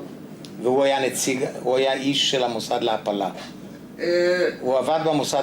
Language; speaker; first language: Hebrew; non-native, fluent; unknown